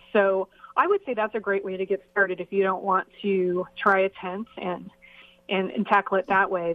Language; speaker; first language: English; native; English